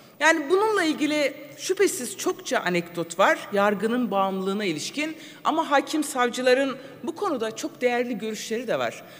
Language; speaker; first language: Turkish; non-native, local second language; Kurdish